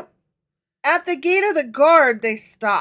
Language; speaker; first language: English; native; English